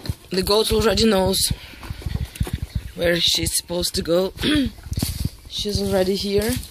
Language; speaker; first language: English; non-native, fluent; Ukrainian